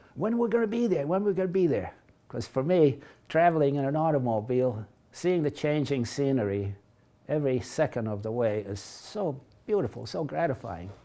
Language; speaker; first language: English; early bilingual, other home language; Latvian